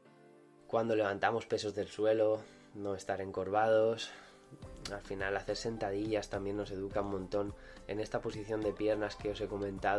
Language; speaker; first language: Spanish; native; Spanish